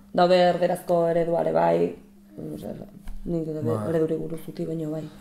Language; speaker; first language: Basque; native; Basque